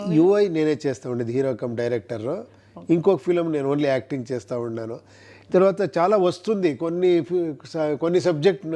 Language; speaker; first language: Telugu; non-native, local second language; Kannada